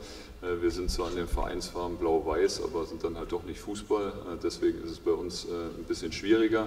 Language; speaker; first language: German; native; German